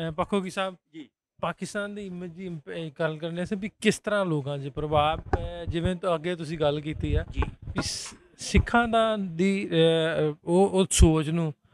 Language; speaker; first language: Punjabi; native; Punjabi